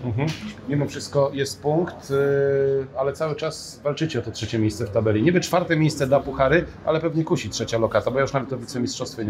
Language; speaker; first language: Polish; native; Polish